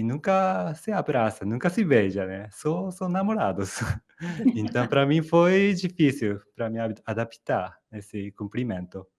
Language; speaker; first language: Portuguese; non-native, fluent; Japanese